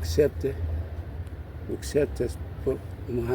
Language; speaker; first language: French; non-native, learner; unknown